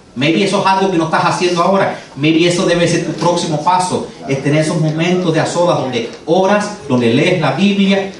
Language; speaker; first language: Spanish; early bilingual, heritage; Spanish